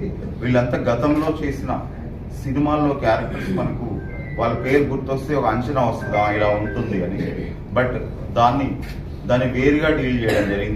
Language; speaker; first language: Telugu; native; Telugu